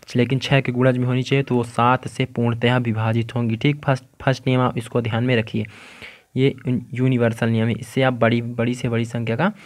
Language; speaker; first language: Hindi; native; Hindi